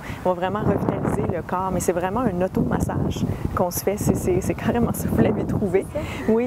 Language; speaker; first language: French; native; French